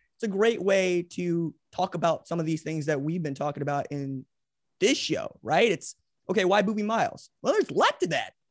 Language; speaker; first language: English; native; English